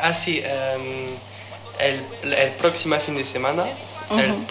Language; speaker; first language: Spanish; non-native, learner; French